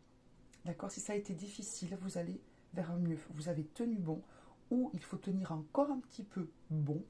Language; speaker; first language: French; native; French